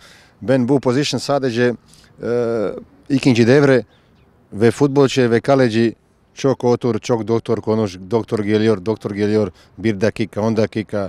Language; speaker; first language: Turkish; non-native, learner; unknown